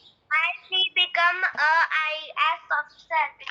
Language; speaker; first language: English; non-native, learner; Hindi